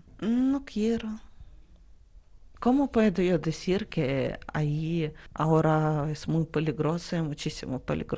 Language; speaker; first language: Spanish; non-native, learner; Russian